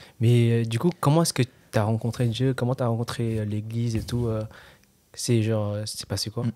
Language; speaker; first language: French; early bilingual, other home language; Khmer